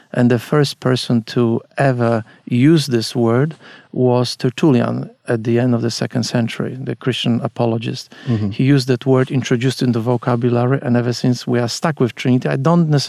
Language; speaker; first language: English; non-native, fluent; Polish